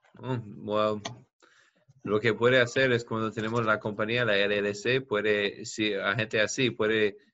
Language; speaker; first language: Spanish; non-native, fluent; English